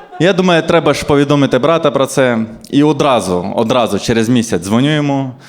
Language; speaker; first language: Ukrainian; non-native, local second language; Russian